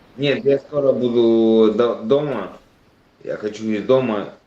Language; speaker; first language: Russian; native; Russian